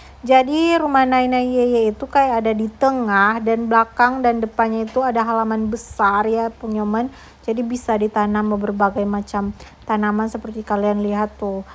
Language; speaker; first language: Indonesian; native; Indonesian